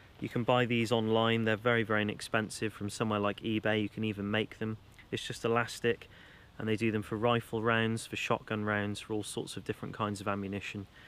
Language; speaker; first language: English; native; English